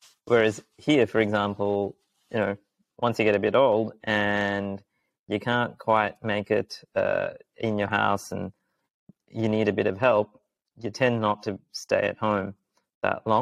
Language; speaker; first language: English; early bilingual, other home language; Sinhala